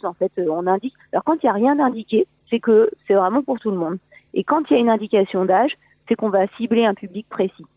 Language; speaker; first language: French; native; French